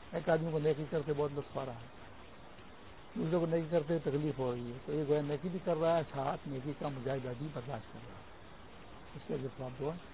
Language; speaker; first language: Urdu; non-native, local second language; Pashto